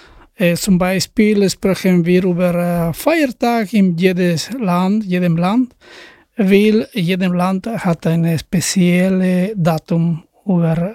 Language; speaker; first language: German; non-native, learner; Spanish